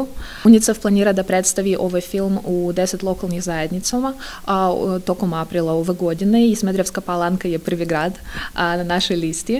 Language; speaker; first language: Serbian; non-native, fluent; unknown